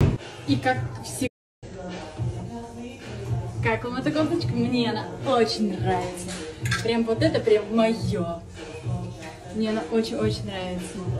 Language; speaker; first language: Russian; native; Russian